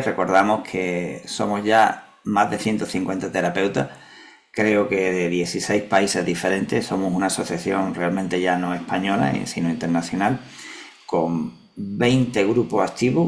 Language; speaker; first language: Spanish; native; Spanish